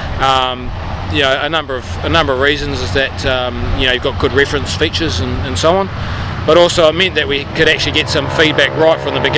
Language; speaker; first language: English; native; English